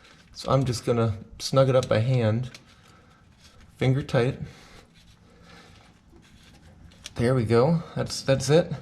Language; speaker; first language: English; native; English